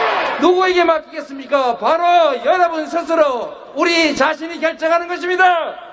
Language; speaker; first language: Korean; native; Korean